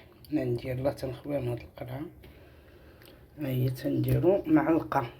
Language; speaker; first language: Arabic; native; Arabic